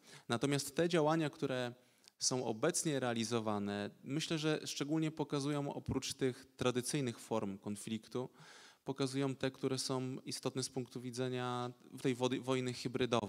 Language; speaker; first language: Polish; native; Polish